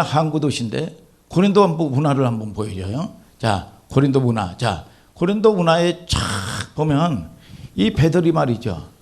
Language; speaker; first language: Korean; native; Korean